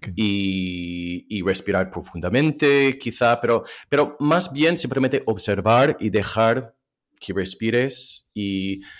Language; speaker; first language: Spanish; non-native, fluent; English